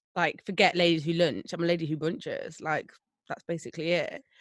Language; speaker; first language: English; native; English